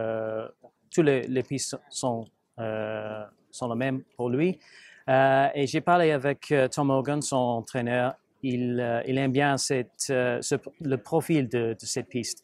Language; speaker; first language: French; non-native, fluent; English